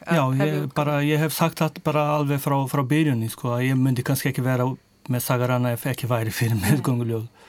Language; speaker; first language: Icelandic; non-native, fluent; Portuguese